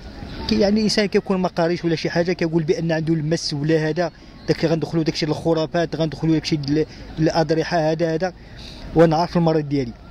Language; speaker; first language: Arabic; native; Arabic